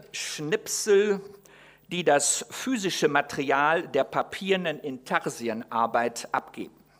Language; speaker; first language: German; native; German